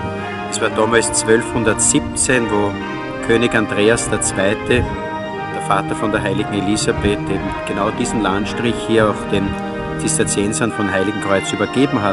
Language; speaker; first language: German; native; German